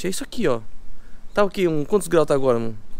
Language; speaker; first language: Portuguese; native; Portuguese